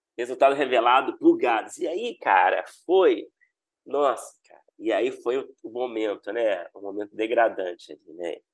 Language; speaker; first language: Portuguese; native; Portuguese